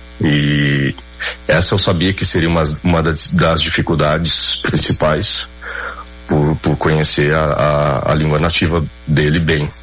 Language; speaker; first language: Portuguese; native; Portuguese